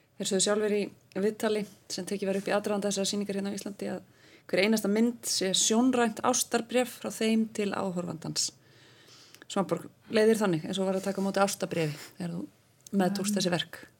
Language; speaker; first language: Icelandic; native; Icelandic